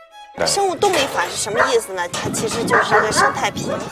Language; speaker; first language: Chinese; native; Chinese